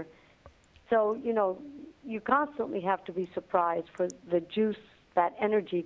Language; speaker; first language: English; non-native, fluent; Spanish